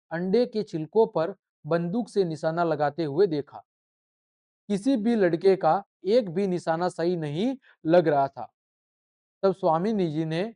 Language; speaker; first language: Hindi; native; Hindi